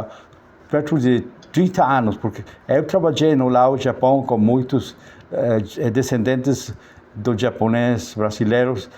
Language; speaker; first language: Portuguese; non-native, learner; Spanish